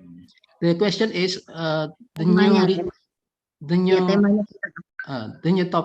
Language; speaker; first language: English; non-native, fluent; Indonesian